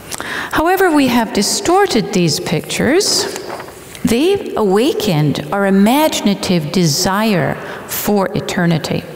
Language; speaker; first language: English; native; English